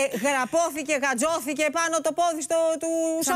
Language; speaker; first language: Greek; native; Greek